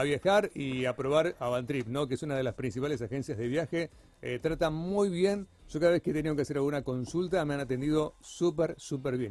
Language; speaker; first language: Spanish; native; Spanish